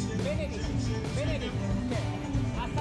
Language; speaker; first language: English; non-native, learner; Japanese